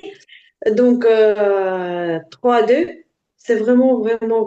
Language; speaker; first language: French; non-native, learner; Ukrainian